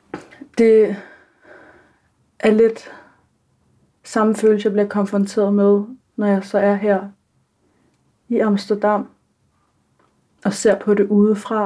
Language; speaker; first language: Danish; early bilingual, other home language; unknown